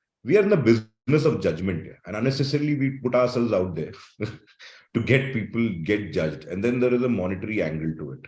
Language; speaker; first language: English; non-native, local second language; Malayalam